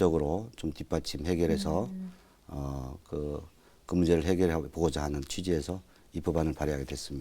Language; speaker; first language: Korean; native; Korean